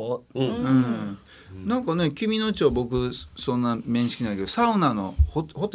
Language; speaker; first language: Japanese; native; Japanese